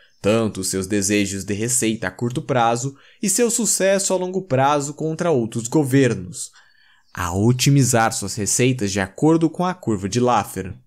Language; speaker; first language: Portuguese; native; Portuguese